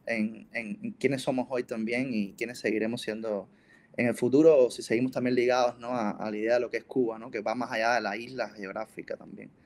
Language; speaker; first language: Spanish; native; Spanish